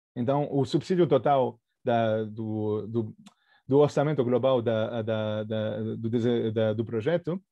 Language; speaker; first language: Portuguese; non-native, fluent; Spanish